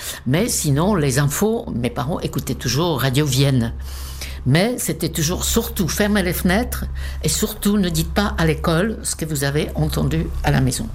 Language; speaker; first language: French; non-native, fluent; Czech